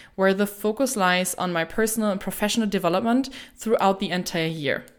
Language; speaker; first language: English; non-native, fluent; German